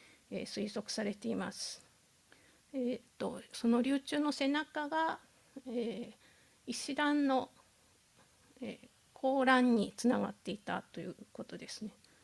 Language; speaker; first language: Japanese; native; Japanese